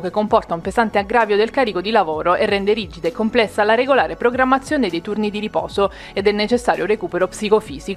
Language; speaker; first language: Italian; native; Italian